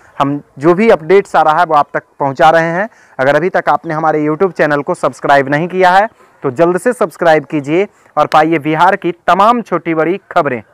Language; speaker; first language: Hindi; native; Hindi